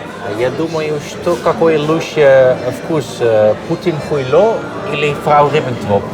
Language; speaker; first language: Russian; non-native, learner; Dutch